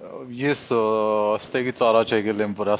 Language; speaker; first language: Armenian; non-native, learner; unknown